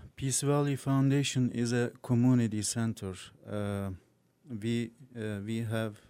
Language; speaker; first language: English; non-native, learner; Turkish